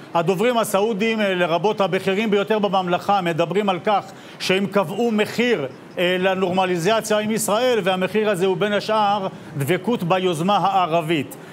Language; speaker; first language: Hebrew; native; Hebrew